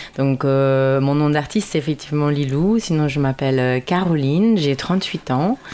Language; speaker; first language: French; non-native, fluent; German